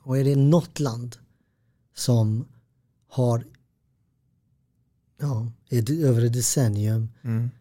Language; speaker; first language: Swedish; early bilingual, other home language; Serbian